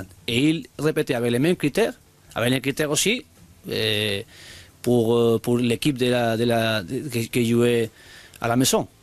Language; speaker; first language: French; non-native, learner; Spanish